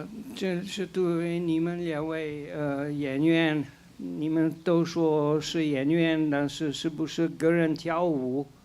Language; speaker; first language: Chinese; non-native, fluent; Slovenian